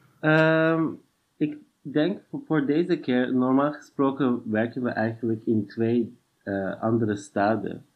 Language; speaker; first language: Dutch; non-native, fluent; English